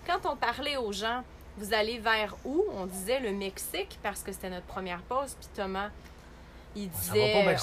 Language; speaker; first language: French; native; French